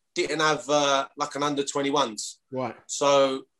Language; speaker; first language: English; native; English